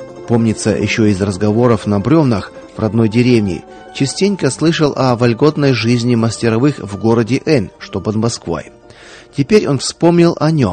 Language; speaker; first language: Russian; native; Russian